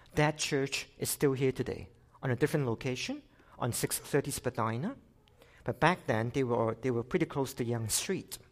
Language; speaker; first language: English; non-native, local second language; Cantonese